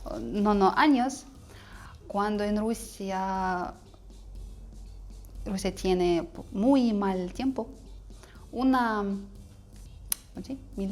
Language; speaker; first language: Spanish; non-native, learner; Russian